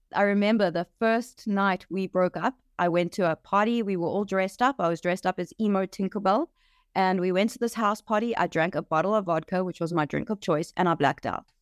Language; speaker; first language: English; native; English